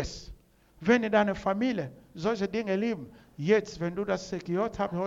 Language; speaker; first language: German; non-native, learner; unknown